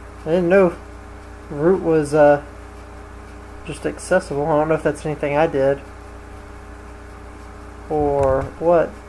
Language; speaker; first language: English; native; English